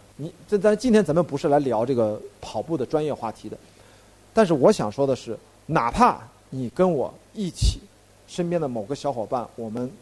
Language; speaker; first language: Chinese; native; Chinese